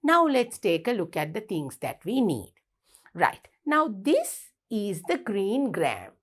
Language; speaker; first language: English; non-native, local second language; Sinhala